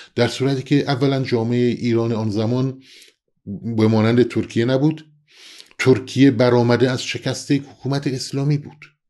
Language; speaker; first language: Persian; non-native, local second language; Central Kurdish